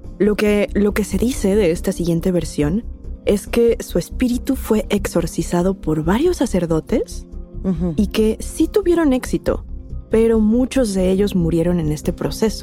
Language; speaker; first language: Spanish; native; Spanish